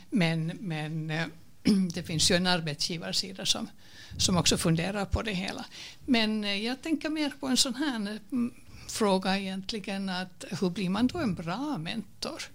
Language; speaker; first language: Swedish; native; Swedish